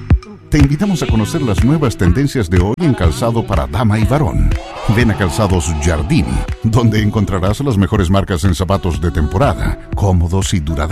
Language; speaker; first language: Spanish; native; Spanish